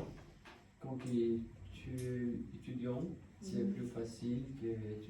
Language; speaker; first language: French; non-native, learner; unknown